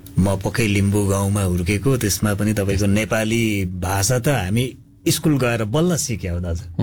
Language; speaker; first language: Nepali; non-native, local second language; Limburgish